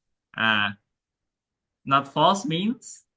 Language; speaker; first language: English; non-native, learner; Indonesian